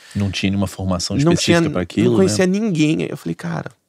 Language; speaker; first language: Portuguese; native; Portuguese